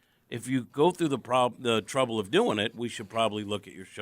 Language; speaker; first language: English; native; English